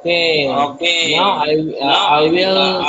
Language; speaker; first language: English; non-native, learner; Indonesian